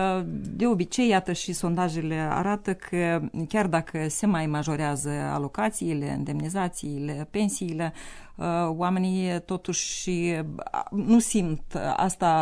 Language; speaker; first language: Romanian; native; Romanian